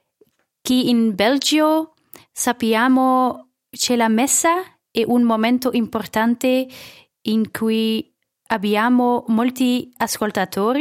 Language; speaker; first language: Italian; non-native, learner; Dutch